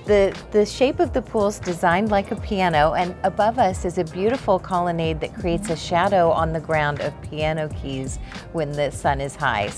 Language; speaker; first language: English; native; English